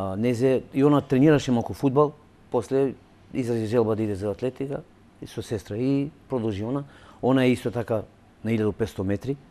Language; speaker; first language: Macedonian; non-native, local second language; Albanian